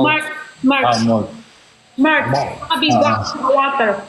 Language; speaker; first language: Filipino; non-native, learner; Korean